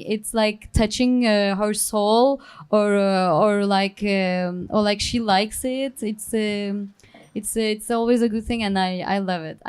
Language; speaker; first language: English; non-native, learner; Turkish